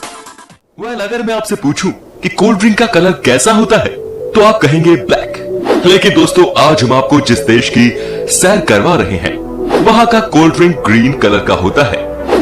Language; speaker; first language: Hindi; native; Hindi